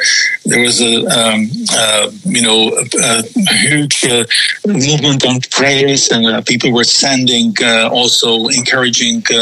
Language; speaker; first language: English; non-native, fluent; Czech